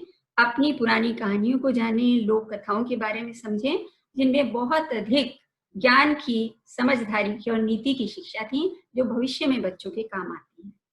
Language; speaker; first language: Hindi; native; Hindi